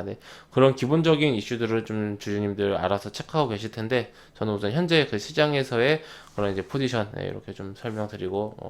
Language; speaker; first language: Korean; native; Korean